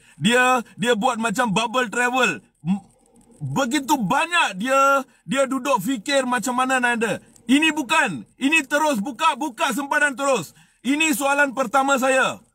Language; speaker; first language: Malay; non-native, local second language; Tamil